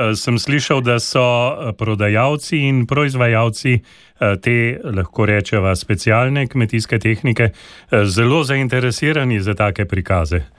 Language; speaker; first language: Slovenian; native; Slovenian